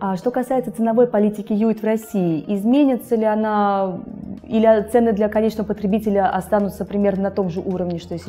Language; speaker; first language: Russian; native; Russian